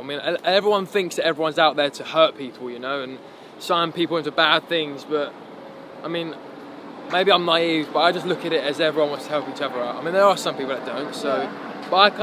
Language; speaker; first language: English; native; English